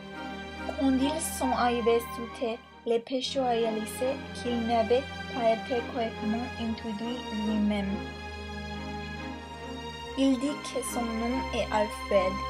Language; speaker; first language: French; non-native, learner; English